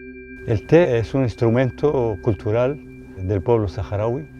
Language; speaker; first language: Spanish; non-native, local second language; Arabic